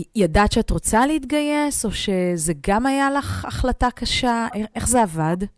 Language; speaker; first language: Hebrew; native; Hebrew